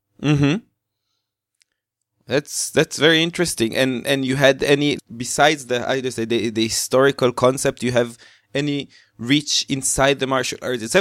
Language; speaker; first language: English; non-native, fluent; Hebrew